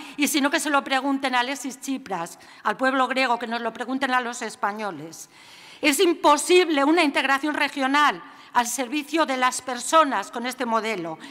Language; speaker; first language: Spanish; native; Spanish